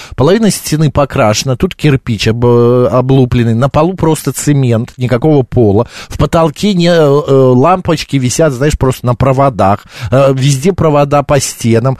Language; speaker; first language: Russian; native; Russian